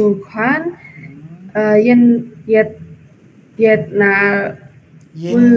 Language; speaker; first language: Korean; non-native, learner; Indonesian